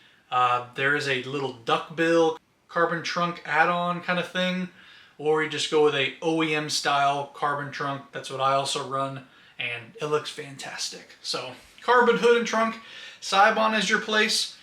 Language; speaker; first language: English; native; English